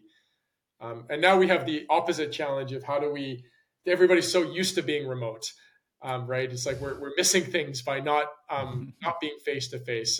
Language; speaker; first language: English; native; English